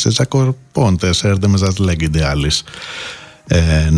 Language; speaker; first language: Hungarian; non-native, fluent; Greek